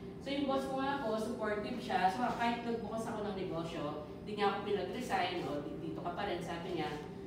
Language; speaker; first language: Filipino; non-native, local second language; Pampanga